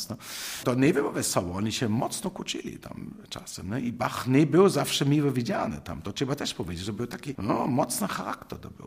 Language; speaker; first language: Polish; non-native, fluent; German